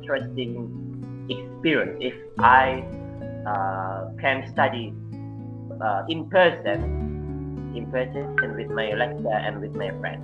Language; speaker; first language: English; non-native, fluent; Indonesian